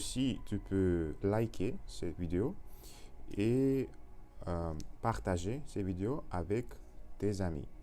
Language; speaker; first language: French; non-native, learner; Russian